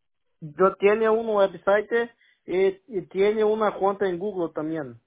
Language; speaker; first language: Spanish; non-native, learner; Portuguese